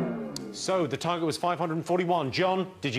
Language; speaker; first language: English; native; English